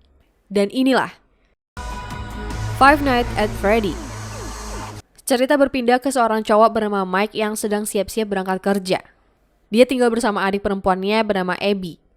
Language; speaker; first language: Indonesian; native; Indonesian